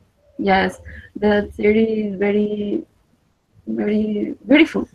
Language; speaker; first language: English; non-native, learner; Spanish